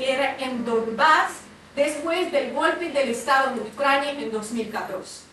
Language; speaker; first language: Spanish; non-native, fluent; Russian